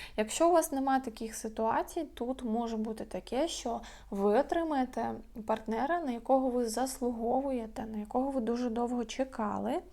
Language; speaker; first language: Ukrainian; non-native, local second language; Russian